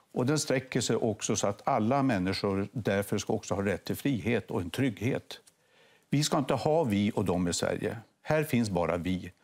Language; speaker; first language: Swedish; native; Swedish